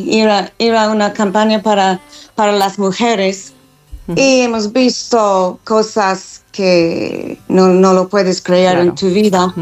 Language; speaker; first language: Spanish; non-native, learner; English